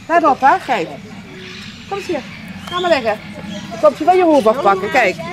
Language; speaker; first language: Dutch; native; Dutch